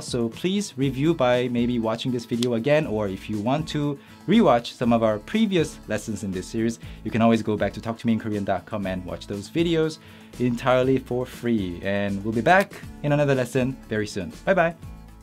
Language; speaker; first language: English; non-native, fluent; Korean